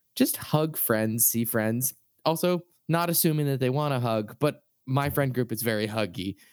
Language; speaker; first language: English; native; English